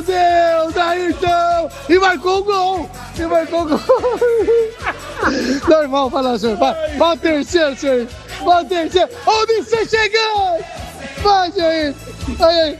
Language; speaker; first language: Portuguese; native; Portuguese